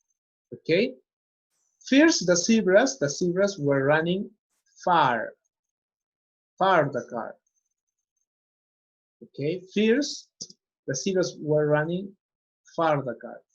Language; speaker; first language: English; non-native, fluent; Spanish